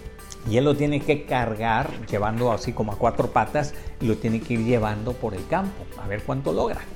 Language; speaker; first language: Spanish; native; Spanish